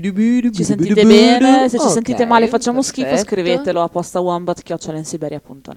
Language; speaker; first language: Italian; native; Italian